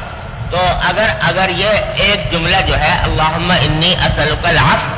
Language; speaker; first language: Urdu; native; Urdu